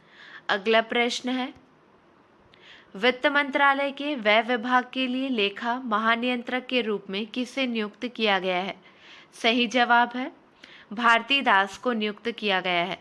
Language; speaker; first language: Hindi; native; Hindi